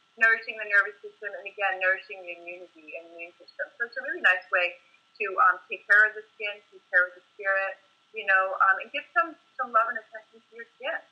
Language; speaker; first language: English; native; English